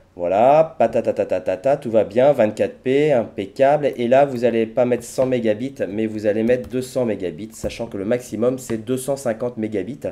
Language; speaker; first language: French; native; French